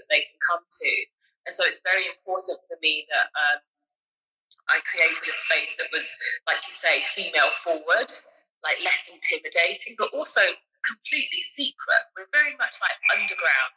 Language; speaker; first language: English; native; English